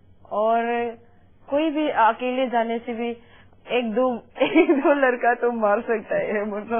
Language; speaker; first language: Hindi; non-native, local second language; Manipuri